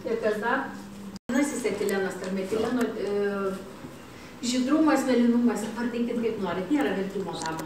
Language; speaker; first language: Lithuanian; native; Lithuanian